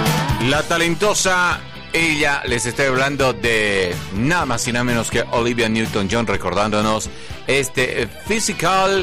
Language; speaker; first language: Spanish; native; Spanish